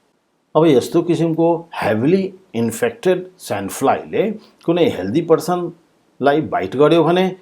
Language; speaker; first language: Nepali; native; Nepali